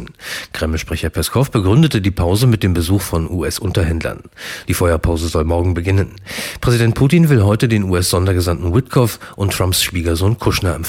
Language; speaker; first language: German; native; German